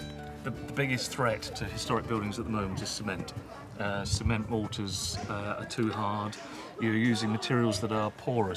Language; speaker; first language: English; native; English